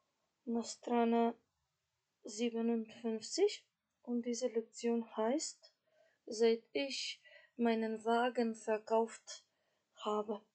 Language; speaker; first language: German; non-native, fluent; Macedonian